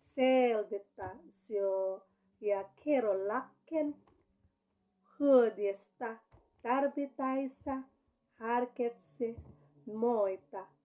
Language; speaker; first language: Finnish; non-native, learner; Cebuano